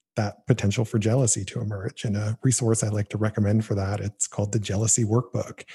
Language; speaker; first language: English; native; English